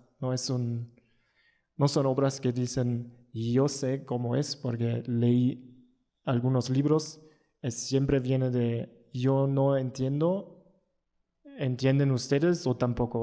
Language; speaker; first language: Spanish; non-native, learner; German